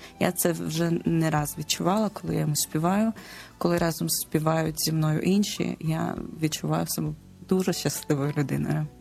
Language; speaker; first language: Ukrainian; non-native, local second language; Russian